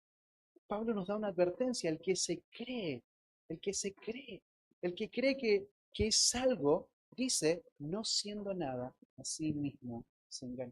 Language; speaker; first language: Spanish; native; Spanish